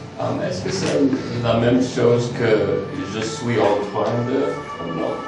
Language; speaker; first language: French; non-native, learner; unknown